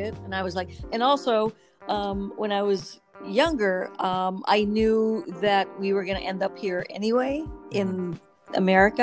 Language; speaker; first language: English; non-native, local second language; Filipino